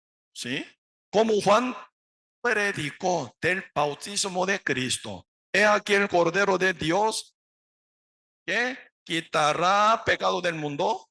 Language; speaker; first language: Spanish; non-native, learner; Korean